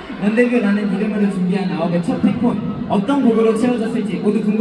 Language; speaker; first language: Korean; native; Korean